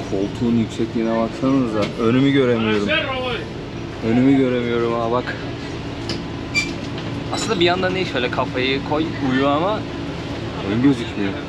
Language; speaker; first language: Turkish; native; Turkish